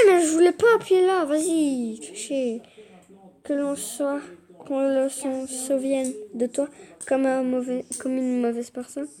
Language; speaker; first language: French; native; French